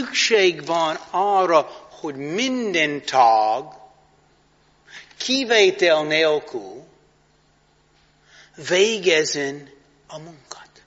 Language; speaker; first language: Hungarian; non-native, fluent; English